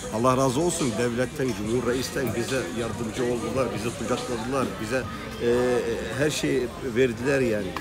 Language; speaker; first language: Turkish; non-native, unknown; Arabic